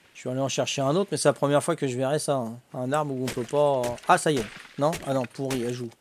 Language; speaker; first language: French; native; French